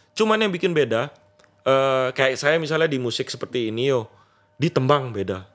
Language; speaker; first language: Indonesian; non-native, local second language; Sasak